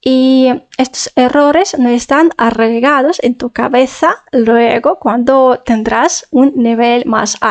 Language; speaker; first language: Spanish; non-native, fluent; Russian